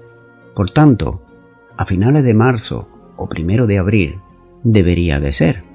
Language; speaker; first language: Spanish; native; Spanish